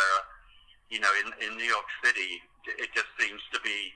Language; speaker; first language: English; native; English